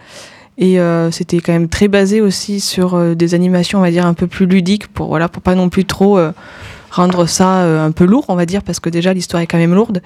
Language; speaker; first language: French; native; French